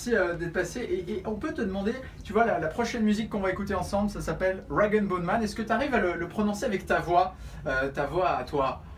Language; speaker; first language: French; native; French